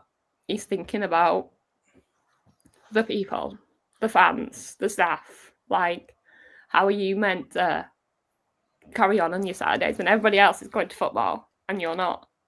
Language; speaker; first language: English; native; English